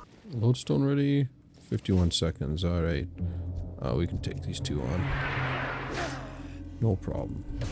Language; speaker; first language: English; native; English